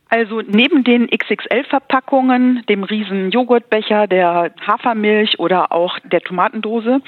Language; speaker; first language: German; native; German